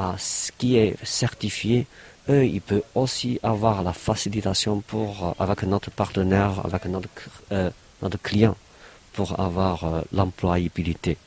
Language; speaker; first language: French; non-native, fluent; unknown